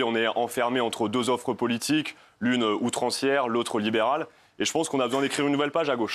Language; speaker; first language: French; native; French